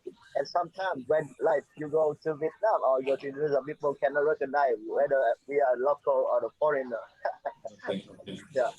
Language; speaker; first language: English; non-native, fluent; Vietnamese